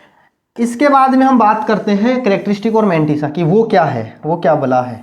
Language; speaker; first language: Hindi; native; Hindi